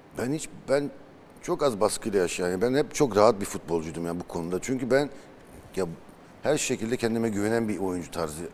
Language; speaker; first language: Turkish; early bilingual, heritage; Turkish